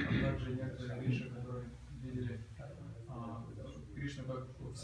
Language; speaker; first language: Russian; native; Russian